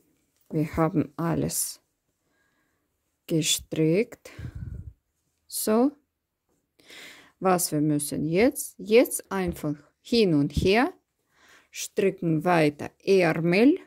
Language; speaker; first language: German; non-native, learner; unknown